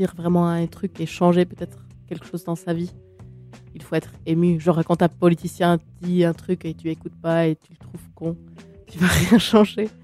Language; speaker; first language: French; native; French